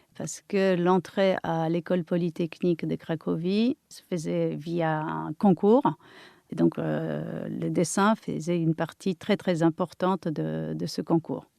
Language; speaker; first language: French; non-native, fluent; Polish